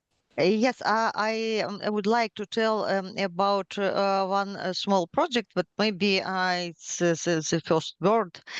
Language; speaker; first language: English; non-native, learner; Ukrainian